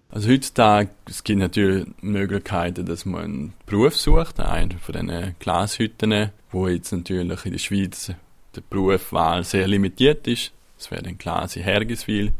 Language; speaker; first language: German; non-native, local second language; Italian